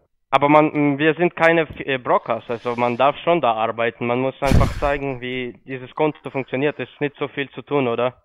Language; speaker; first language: German; non-native, fluent; Polish